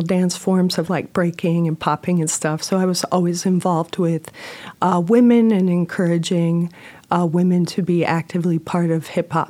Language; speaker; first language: English; native; English